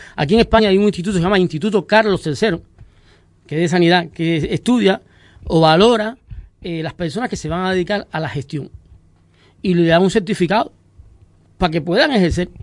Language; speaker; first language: Spanish; native; Spanish